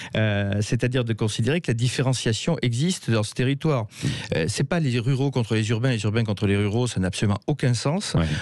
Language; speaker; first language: French; native; French